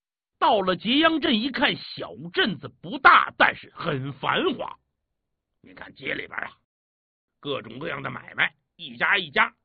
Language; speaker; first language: Chinese; native; Chinese